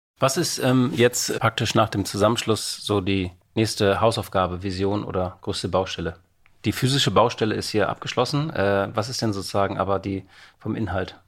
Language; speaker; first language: German; native; German